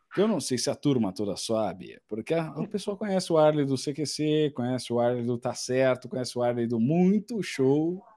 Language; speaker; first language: Portuguese; native; Portuguese